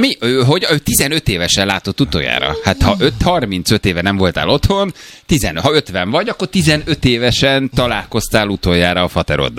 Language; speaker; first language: Hungarian; native; Hungarian